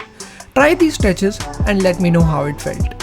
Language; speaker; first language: English; non-native, local second language; Hindi